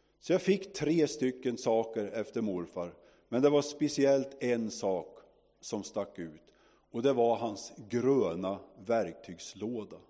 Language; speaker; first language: Swedish; native; Swedish